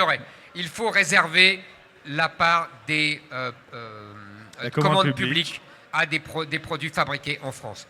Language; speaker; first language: French; native; French